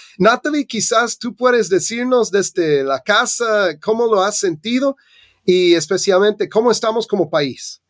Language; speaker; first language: Spanish; non-native, fluent; English